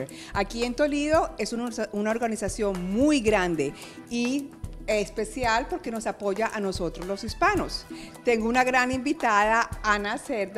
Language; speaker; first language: Spanish; native; Spanish